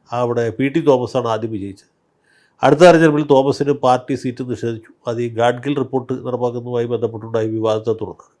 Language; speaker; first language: Malayalam; native; Malayalam